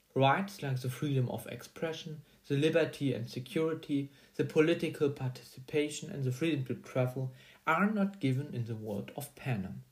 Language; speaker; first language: English; non-native, fluent; German